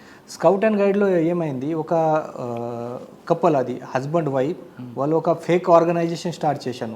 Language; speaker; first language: Telugu; non-native, fluent; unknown